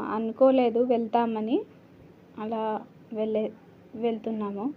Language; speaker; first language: Telugu; non-native, local second language; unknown